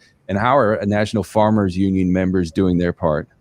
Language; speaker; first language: English; native; English